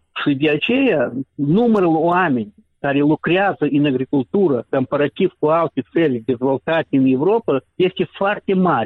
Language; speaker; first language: Romanian; non-native, local second language; Russian